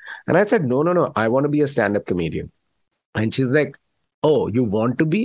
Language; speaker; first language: English; non-native, local second language; Malayalam